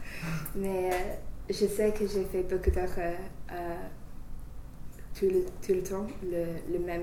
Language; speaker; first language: French; non-native, fluent; English